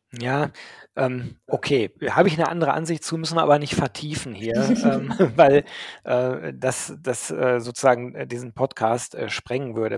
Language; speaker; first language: German; native; German